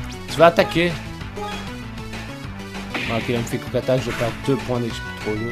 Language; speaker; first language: French; native; French